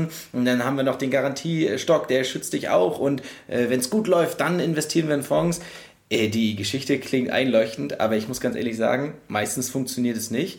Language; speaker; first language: German; native; German